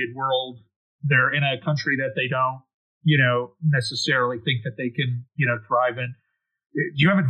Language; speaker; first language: English; native; English